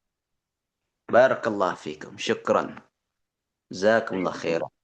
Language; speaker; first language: Arabic; non-native, fluent; Indonesian